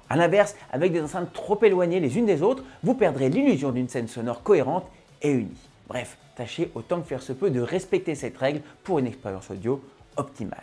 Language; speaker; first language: French; native; French